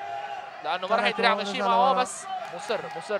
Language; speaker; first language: Arabic; native; Arabic